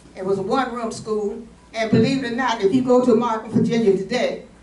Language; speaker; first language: English; native; English